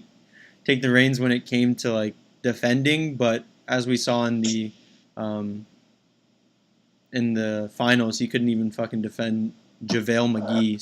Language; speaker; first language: English; native; English